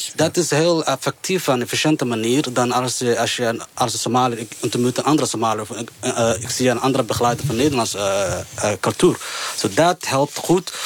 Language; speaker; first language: Dutch; non-native, fluent; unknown